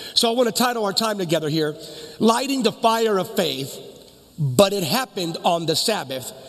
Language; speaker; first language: English; early bilingual, other home language; Spanish